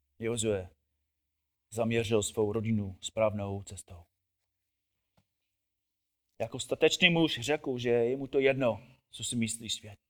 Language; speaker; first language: Czech; non-native, fluent; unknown